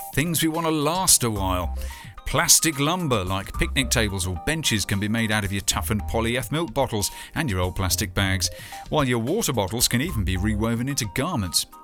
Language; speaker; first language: English; native; English